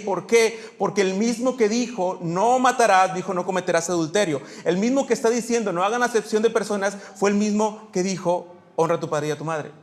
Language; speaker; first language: Spanish; native; Spanish